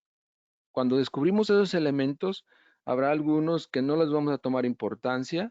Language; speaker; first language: Spanish; native; Spanish